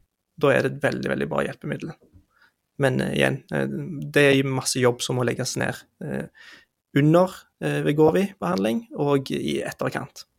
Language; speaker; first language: Norwegian; native; Norwegian